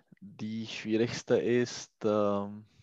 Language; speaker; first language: German; non-native, learner; Czech